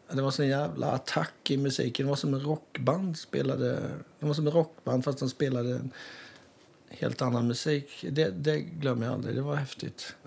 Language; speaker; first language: Swedish; native; Swedish